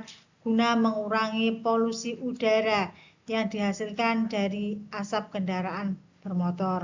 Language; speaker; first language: Indonesian; native; Indonesian